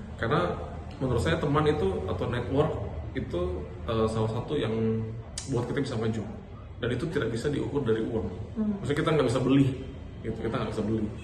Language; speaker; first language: Indonesian; native; Indonesian